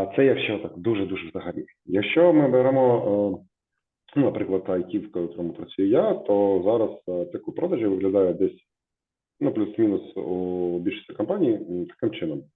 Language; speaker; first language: Ukrainian; native; Ukrainian